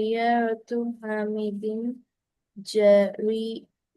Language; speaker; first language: Arabic; non-native, learner; Bangla